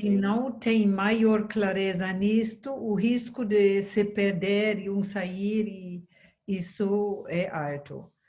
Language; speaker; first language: Portuguese; non-native, fluent; German